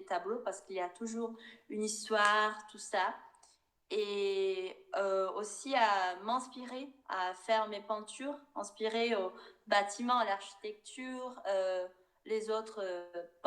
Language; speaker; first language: French; non-native, fluent; Portuguese